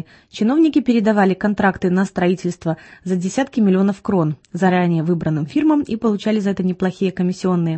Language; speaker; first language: Russian; native; Russian